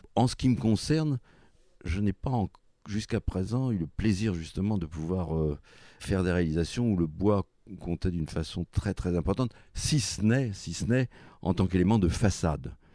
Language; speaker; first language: French; native; French